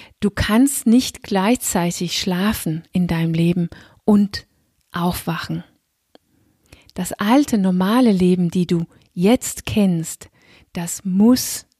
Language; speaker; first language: German; non-native, fluent; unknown